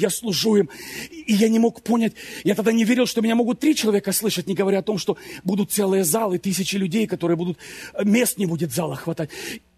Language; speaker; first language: Russian; native; Russian